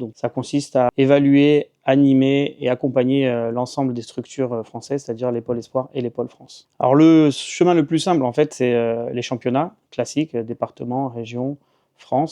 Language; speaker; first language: French; native; French